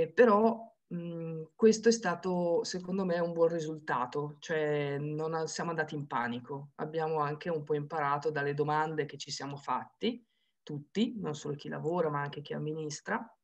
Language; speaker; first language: Italian; native; Italian